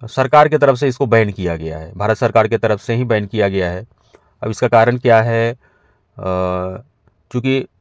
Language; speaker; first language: Hindi; native; Hindi